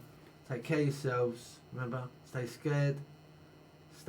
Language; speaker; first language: English; native; English